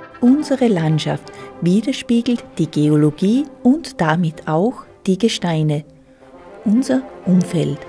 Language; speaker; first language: German; native; German